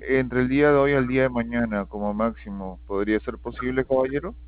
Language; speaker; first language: Spanish; native; Spanish